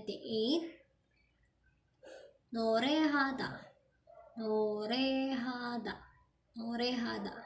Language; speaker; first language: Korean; non-native, fluent; Filipino